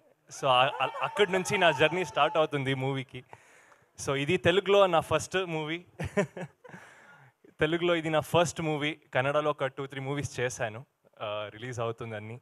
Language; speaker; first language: Telugu; non-native, learner; Kannada